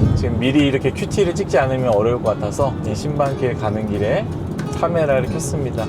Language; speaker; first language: Korean; native; Korean